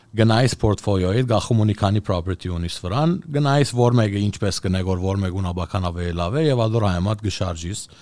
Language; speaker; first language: Armenian; early bilingual, heritage; Armenian